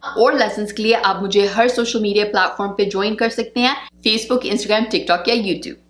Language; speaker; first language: Hindi; native; Hindi